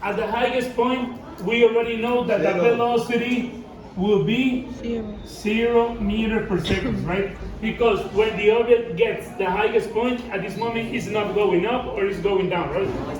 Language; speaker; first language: English; non-native, fluent; Spanish